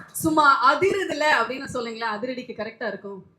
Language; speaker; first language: Tamil; native; Tamil